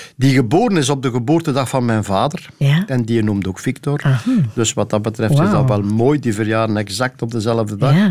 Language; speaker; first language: Dutch; native; Dutch